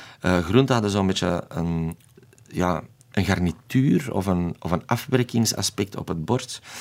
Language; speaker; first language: Dutch; native; Dutch